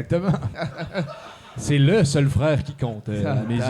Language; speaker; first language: French; native; French